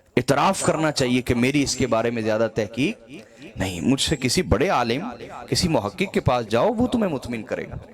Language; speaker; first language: Urdu; non-native, local second language; Punjabi